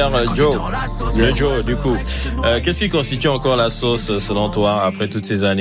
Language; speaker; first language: French; native; French